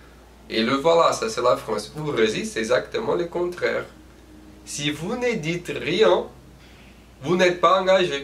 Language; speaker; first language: French; non-native, fluent; Portuguese